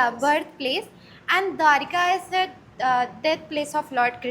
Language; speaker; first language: English; non-native, learner; Hindi